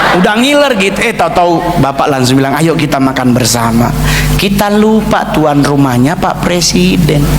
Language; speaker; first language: Indonesian; native; Indonesian